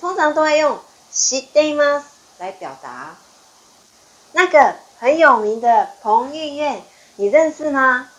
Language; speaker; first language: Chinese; non-native, fluent; Japanese